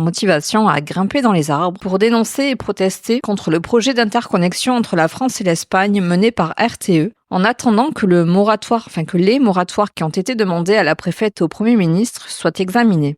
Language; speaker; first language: French; native; French